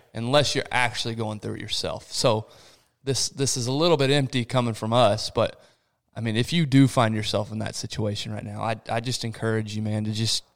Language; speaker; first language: English; early bilingual, other home language; Portuguese